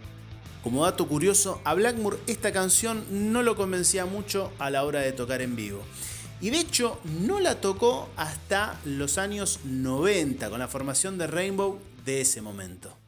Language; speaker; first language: Spanish; native; Spanish